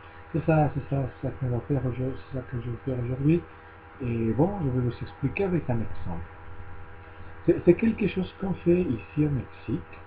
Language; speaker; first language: French; non-native, learner; Spanish